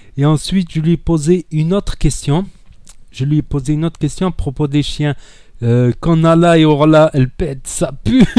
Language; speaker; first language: French; native; French